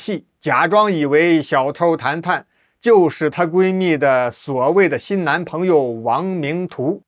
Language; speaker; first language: Chinese; native; Chinese